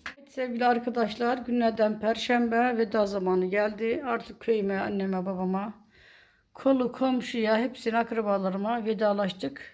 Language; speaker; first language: Turkish; native; Turkish